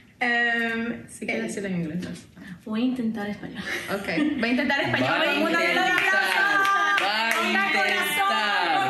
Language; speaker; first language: Spanish; non-native, learner; English